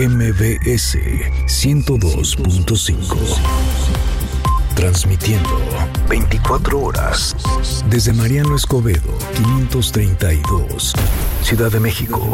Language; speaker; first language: Spanish; native; Spanish